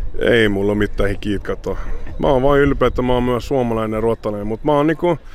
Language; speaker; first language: Finnish; early bilingual, heritage; Swedish